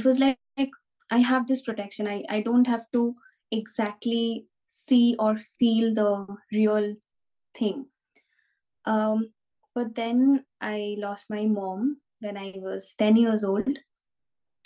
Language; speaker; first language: English; non-native, local second language; Bangla